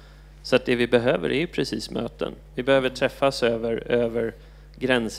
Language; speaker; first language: Swedish; native; Swedish